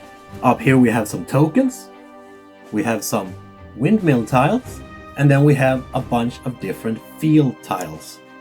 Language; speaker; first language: English; non-native, fluent; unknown